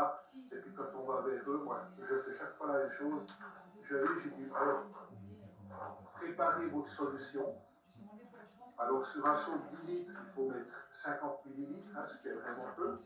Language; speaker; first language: French; native; French